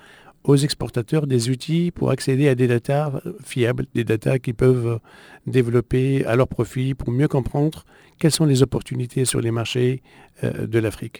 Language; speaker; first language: French; non-native, local second language; Arabic